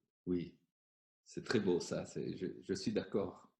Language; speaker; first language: French; non-native, fluent; Italian